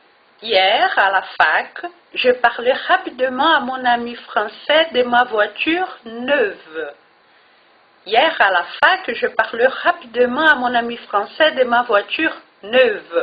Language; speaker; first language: French; non-native, fluent; Portuguese